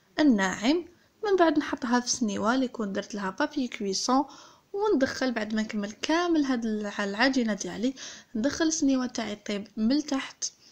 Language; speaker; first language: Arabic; native; Arabic